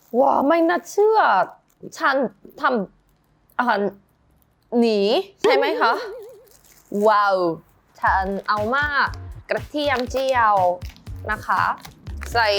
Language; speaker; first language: Thai; non-native, learner; Korean